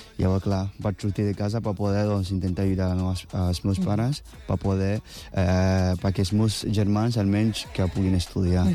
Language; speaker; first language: Catalan; non-native, fluent; Akan